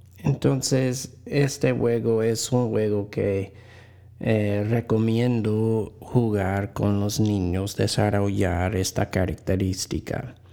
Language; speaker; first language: Spanish; non-native, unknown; English